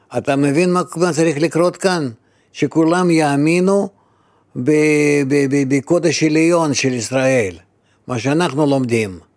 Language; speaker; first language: Hebrew; non-native, fluent; Russian